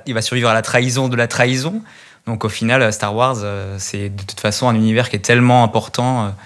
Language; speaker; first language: French; native; French